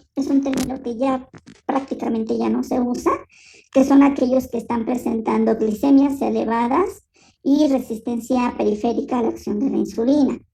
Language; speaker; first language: Spanish; native; Spanish